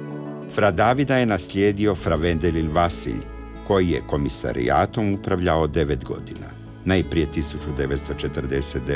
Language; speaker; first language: Croatian; native; Croatian